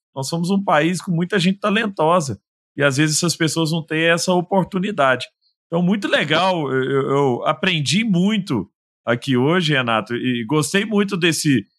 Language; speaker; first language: Portuguese; native; Portuguese